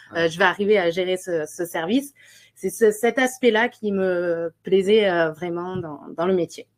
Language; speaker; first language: French; native; French